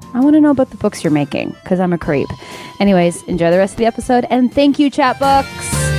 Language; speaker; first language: English; native; English